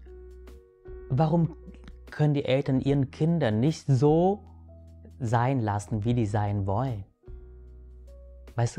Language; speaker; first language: German; early bilingual, other home language; Vietnamese